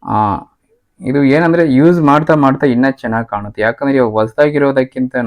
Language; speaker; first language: Kannada; non-native, local second language; Telugu